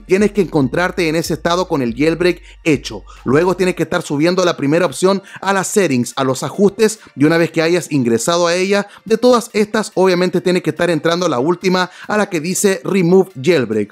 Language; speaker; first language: Spanish; native; Spanish